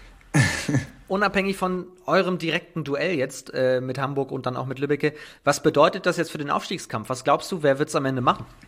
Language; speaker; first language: German; native; German